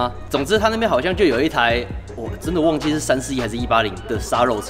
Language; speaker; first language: Chinese; native; Chinese